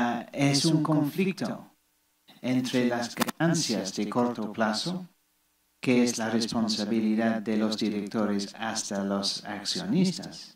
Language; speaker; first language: Spanish; non-native, fluent; English